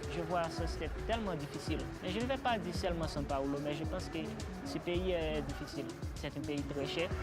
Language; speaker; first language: French; non-native, local second language; Haitian Creole